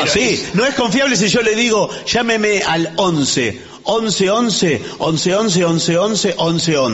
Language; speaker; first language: Spanish; native; Spanish